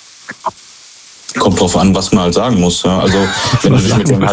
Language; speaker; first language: German; native; German